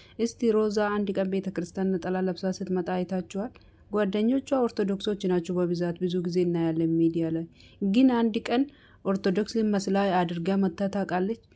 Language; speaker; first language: Amharic; native; Amharic